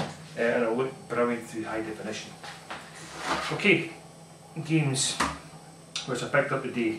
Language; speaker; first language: English; native; English